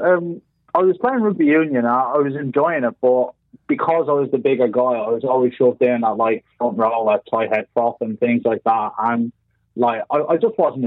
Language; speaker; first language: English; native; English